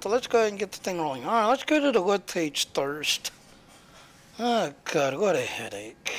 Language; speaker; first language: English; native; English